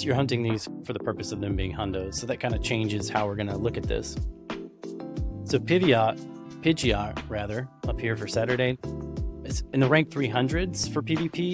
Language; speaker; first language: English; native; English